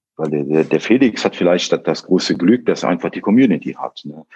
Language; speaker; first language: German; non-native, local second language; Luxembourgish